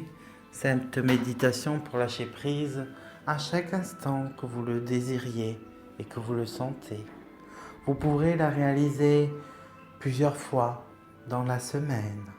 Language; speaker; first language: French; native; French